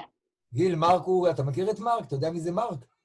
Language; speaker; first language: Hebrew; native; Hebrew